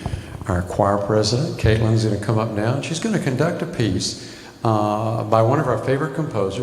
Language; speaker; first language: English; native; English